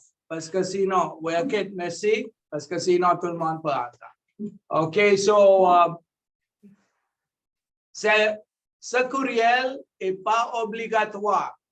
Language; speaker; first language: French; non-native, local second language; English